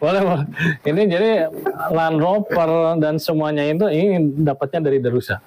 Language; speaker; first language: Indonesian; native; Indonesian